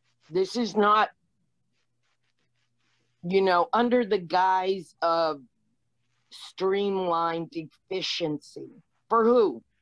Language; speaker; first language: English; early bilingual, other home language; Spanish